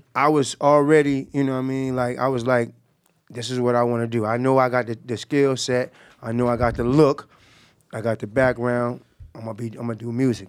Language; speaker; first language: English; native; English